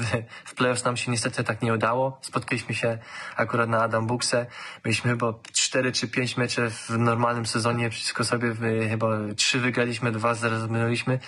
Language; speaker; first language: Polish; early bilingual, heritage; German